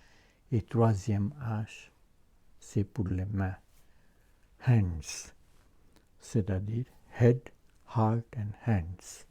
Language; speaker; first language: French; non-native, fluent; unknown